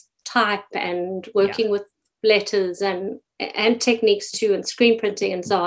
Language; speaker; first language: English; native; English